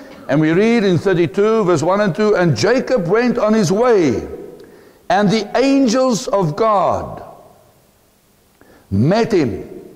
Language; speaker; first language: English; non-native, local second language; Afrikaans